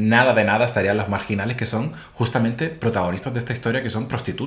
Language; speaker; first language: Spanish; native; Spanish